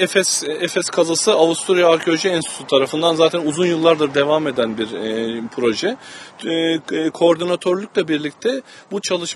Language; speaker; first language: Turkish; native; Turkish